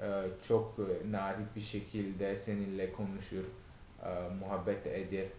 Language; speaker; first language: Turkish; non-native, fluent; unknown